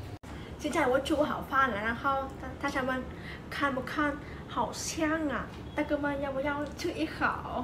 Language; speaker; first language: Chinese; non-native, fluent; Vietnamese